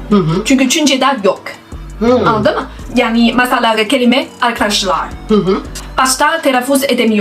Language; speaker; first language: Turkish; non-native, learner; Chinese